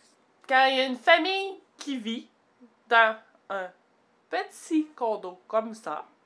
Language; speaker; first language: French; native; French